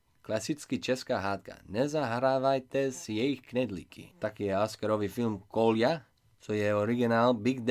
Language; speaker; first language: Czech; non-native, learner; English